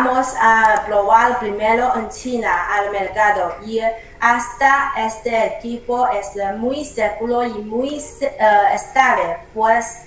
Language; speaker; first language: Spanish; non-native, learner; Chinese